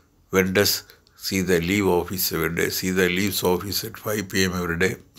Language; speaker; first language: English; non-native, local second language; Malayalam